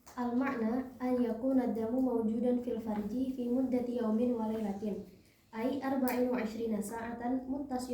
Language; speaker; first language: Arabic; non-native, learner; Indonesian